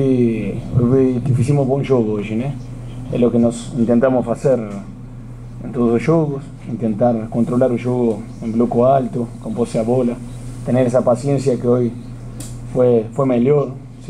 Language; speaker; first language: Portuguese; non-native, fluent; Spanish